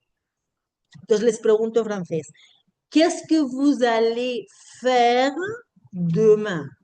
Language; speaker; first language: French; non-native, fluent; Spanish